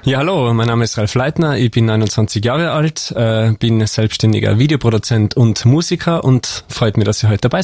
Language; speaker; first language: German; native; German